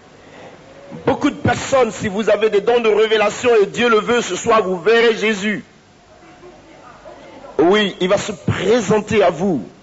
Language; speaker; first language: French; native; French